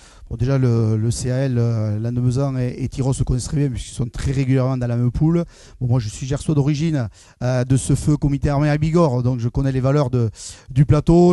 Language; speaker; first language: French; native; French